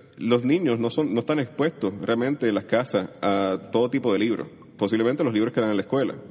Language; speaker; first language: Spanish; native; Spanish